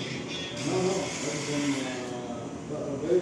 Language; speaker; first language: English; non-native, learner; Arabic